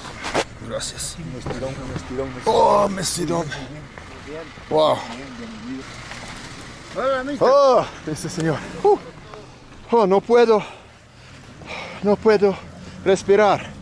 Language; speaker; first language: Spanish; non-native, learner; English